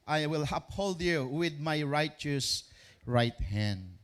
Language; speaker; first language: English; non-native, local second language; Filipino